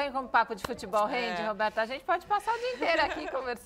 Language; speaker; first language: Portuguese; native; Portuguese